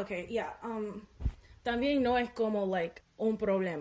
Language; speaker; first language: Spanish; early bilingual, heritage; Spanish